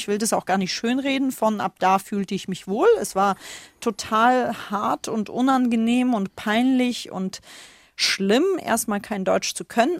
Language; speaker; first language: German; early bilingual, other home language; Russian